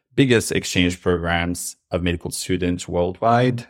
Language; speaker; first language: English; non-native, fluent; Arabic